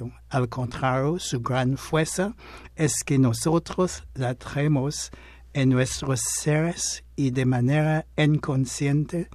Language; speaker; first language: Spanish; non-native, fluent; English